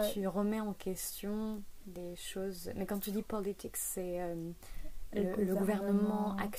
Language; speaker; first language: French; native; French